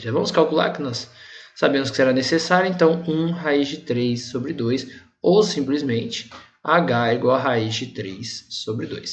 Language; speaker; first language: Portuguese; native; Portuguese